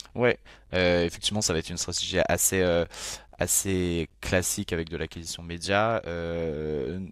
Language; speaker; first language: French; native; French